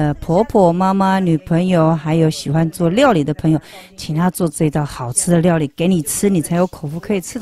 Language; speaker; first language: Chinese; native; Chinese